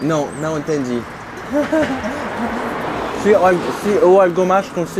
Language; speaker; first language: Portuguese; non-native, learner; French